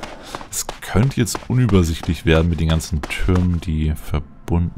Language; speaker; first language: German; native; German